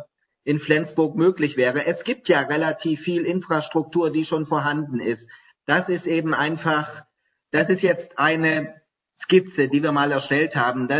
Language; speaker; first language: German; native; German